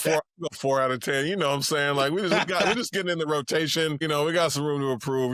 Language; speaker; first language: English; native; English